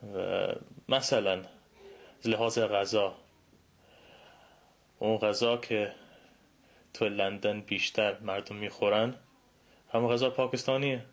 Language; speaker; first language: Persian; non-native, fluent; English